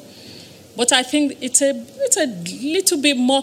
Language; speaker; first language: English; non-native, local second language; Yoruba